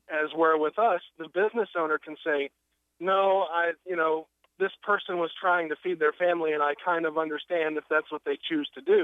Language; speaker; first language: English; non-native, fluent; Spanish